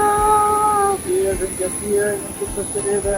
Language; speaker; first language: German; native; German